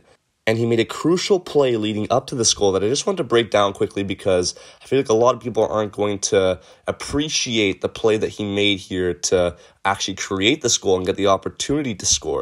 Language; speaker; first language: English; native; English